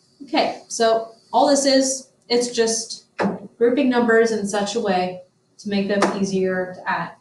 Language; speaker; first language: English; native; English